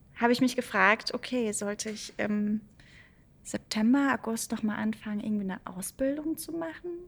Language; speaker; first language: German; early bilingual, other home language; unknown